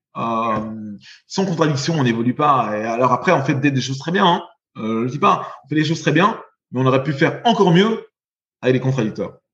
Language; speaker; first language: French; native; French